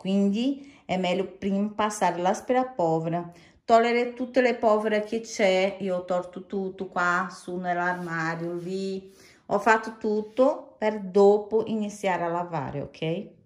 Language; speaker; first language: Italian; non-native, fluent; Portuguese